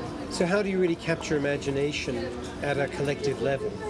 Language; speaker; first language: English; native; English